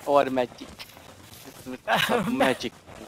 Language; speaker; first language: English; non-native, learner; Hungarian